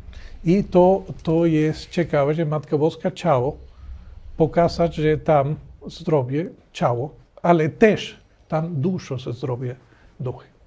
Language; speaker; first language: Polish; non-native, learner; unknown